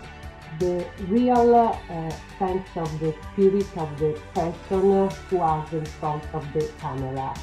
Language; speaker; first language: English; non-native, learner; Italian